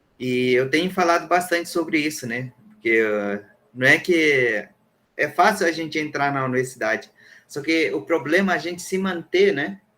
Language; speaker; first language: Portuguese; non-native, local second language; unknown